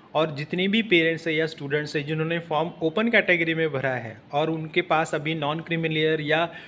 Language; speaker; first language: Hindi; non-native, local second language; Marathi